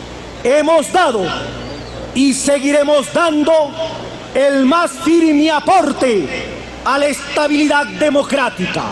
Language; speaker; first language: Spanish; native; Spanish